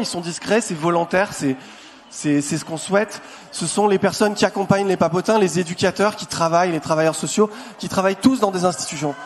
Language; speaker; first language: French; native; French